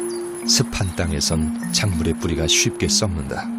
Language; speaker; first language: Korean; native; Korean